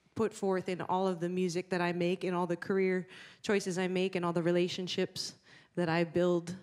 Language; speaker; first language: English; native; English